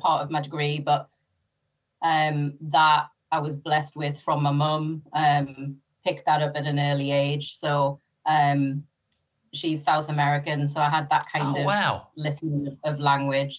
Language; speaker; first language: English; native; English